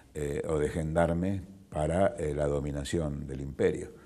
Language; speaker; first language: Spanish; native; Spanish